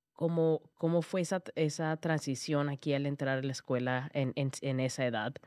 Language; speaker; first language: Spanish; early bilingual, heritage; Spanish